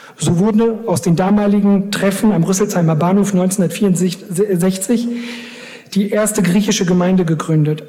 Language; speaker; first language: German; early bilingual, other home language; Greek